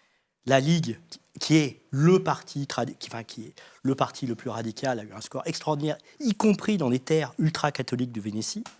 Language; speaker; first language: French; native; French